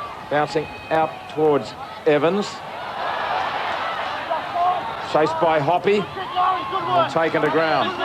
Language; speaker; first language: English; native; English